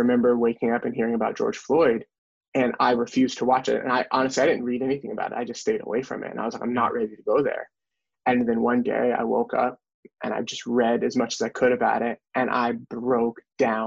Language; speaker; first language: English; native; English